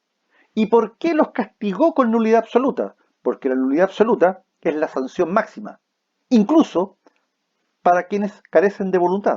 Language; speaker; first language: Spanish; native; Spanish